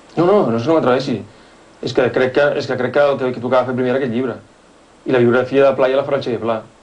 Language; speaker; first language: Catalan; native; Catalan